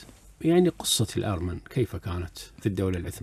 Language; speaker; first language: Arabic; native; Arabic